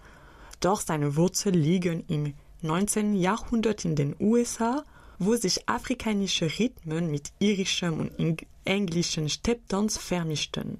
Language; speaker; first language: German; native; German